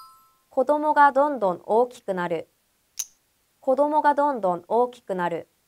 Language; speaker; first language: Japanese; non-native, fluent; Korean